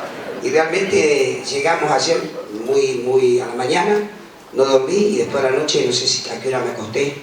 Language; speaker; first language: Spanish; native; Spanish